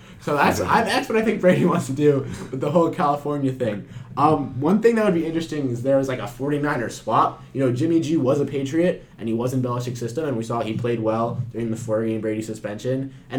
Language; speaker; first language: English; native; English